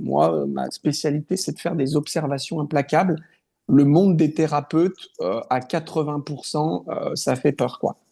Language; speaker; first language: French; native; French